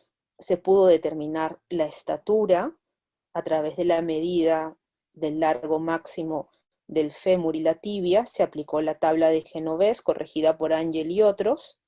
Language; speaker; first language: Spanish; native; Spanish